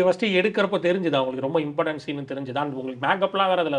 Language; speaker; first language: Tamil; native; Tamil